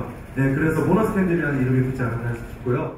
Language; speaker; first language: Korean; native; Korean